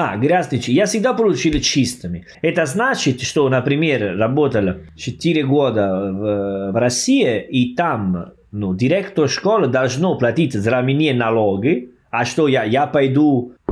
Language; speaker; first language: Russian; non-native, learner; Italian